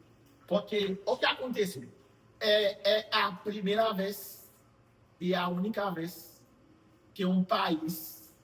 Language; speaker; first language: Portuguese; non-native, fluent; Haitian Creole